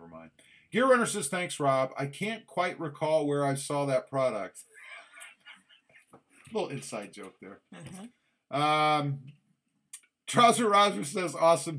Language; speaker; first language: English; native; English